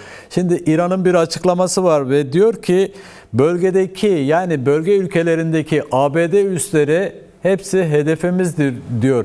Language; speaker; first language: Turkish; native; Turkish